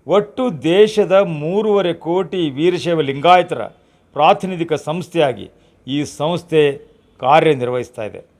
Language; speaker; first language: Kannada; native; Kannada